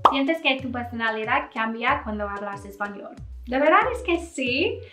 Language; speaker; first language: Spanish; non-native, learner; English